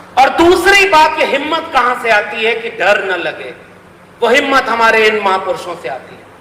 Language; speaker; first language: Hindi; native; Hindi